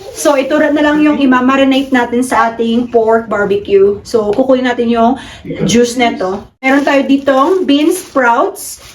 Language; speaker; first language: Filipino; non-native, local second language; Cebuano